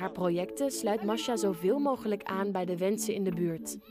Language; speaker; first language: Dutch; native; Dutch